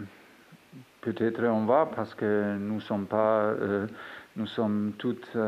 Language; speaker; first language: French; non-native, fluent; German